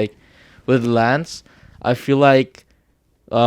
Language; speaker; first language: English; native; English